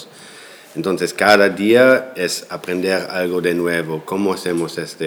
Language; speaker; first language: Spanish; non-native, fluent; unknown